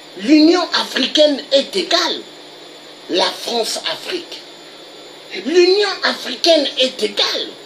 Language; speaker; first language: French; non-native, local second language; Lingala